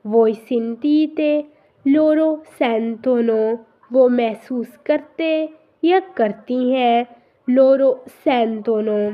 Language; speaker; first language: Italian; non-native, fluent; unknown